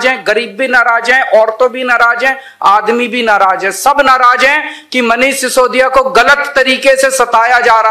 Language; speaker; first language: Hindi; native; Hindi